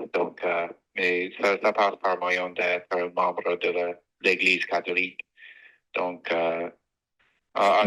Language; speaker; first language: French; non-native, fluent; English